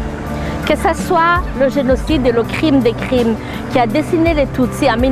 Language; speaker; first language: French; non-native, local second language; Kinyarwanda